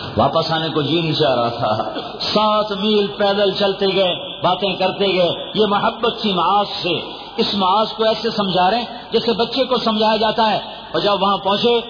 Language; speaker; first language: Urdu; non-native, local second language; Punjabi